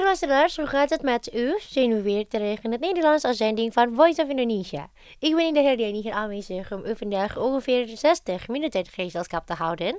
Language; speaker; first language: Dutch; non-native, fluent; Indonesian